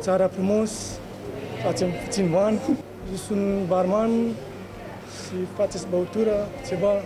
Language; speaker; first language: Romanian; non-native, learner; Nepali